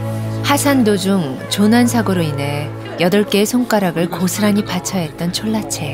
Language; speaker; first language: Korean; native; Korean